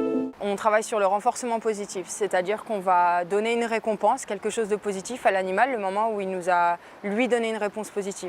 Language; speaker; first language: French; native; French